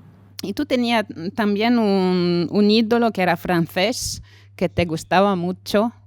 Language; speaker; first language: Spanish; non-native, fluent; French